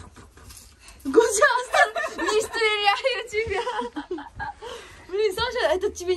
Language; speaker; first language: Russian; non-native, fluent; Korean